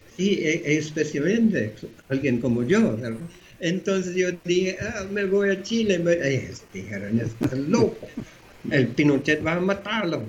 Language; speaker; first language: Spanish; non-native, fluent; English